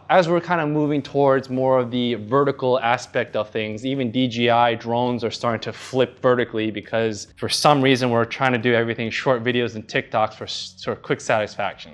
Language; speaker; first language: English; native; English